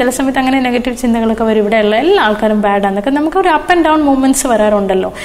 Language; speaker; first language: Malayalam; early bilingual, other home language; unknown